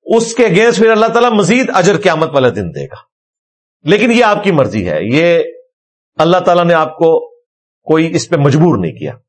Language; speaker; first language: Urdu; non-native, local second language; Punjabi